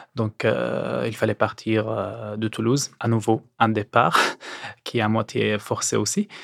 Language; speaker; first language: French; non-native, fluent; Arabic